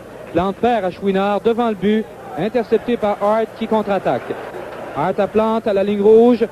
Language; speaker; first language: French; native; French